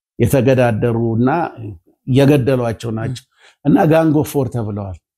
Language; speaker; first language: Amharic; native; Amharic